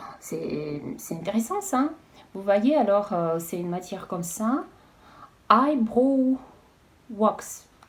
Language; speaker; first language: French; non-native, fluent; Russian